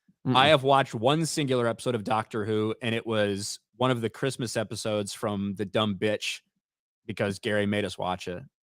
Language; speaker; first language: English; native; English